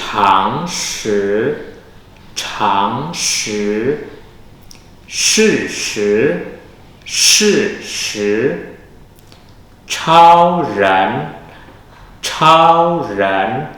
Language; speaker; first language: Chinese; non-native, fluent; Indonesian